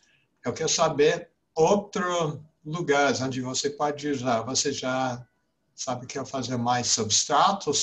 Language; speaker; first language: Portuguese; non-native, fluent; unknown